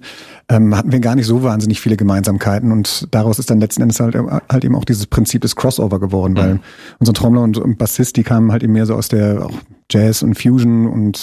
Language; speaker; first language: German; native; German